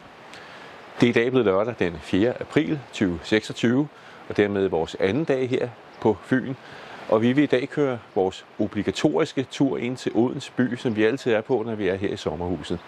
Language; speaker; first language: Danish; native; Danish